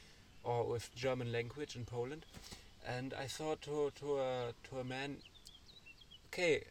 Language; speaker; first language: English; non-native, learner; German